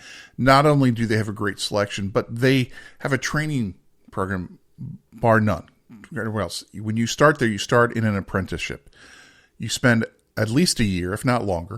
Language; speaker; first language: English; native; English